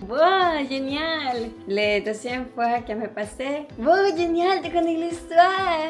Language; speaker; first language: French; non-native, learner; Spanish